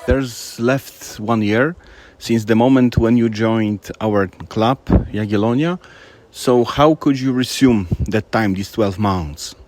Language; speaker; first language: English; non-native, fluent; Polish